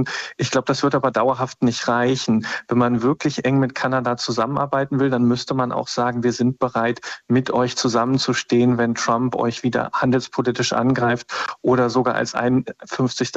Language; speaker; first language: German; native; German